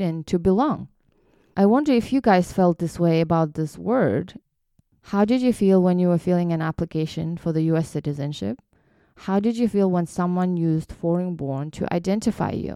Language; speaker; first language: English; non-native, fluent; Kyrgyz